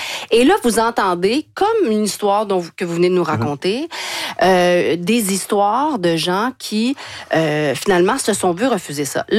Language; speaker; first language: French; native; French